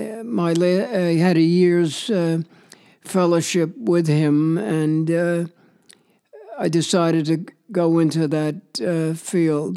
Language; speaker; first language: English; native; English